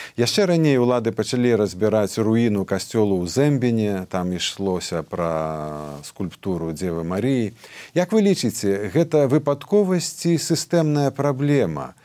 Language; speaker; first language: Belarusian; native; Belarusian